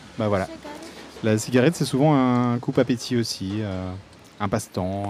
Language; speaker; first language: French; native; French